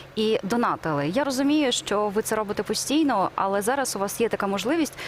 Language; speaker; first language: Ukrainian; native; Ukrainian